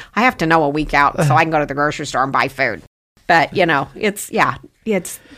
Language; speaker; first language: English; native; English